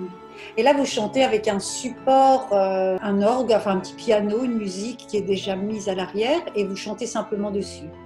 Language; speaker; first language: French; native; French